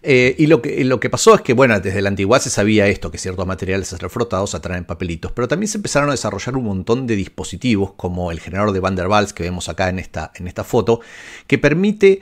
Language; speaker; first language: Spanish; native; Spanish